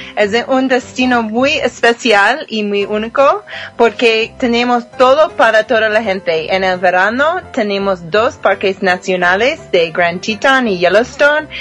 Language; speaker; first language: Spanish; non-native, fluent; English